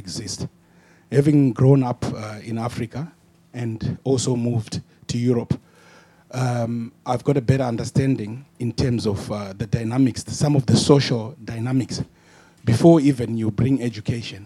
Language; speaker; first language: English; non-native, local second language; Shona